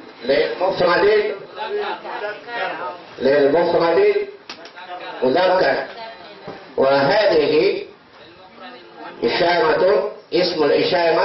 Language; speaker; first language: Arabic; non-native, fluent; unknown